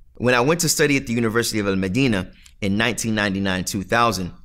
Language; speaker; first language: English; native; English